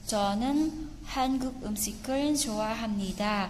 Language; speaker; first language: Korean; non-native, fluent; Vietnamese